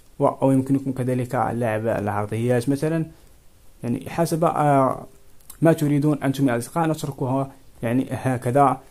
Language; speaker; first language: Arabic; native; Arabic